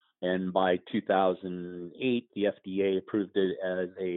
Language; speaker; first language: English; native; English